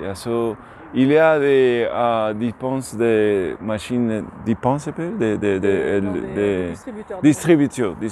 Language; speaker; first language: French; non-native, learner; Spanish